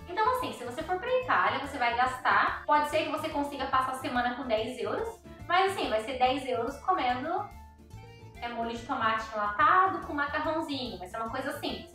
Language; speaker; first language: Portuguese; native; Portuguese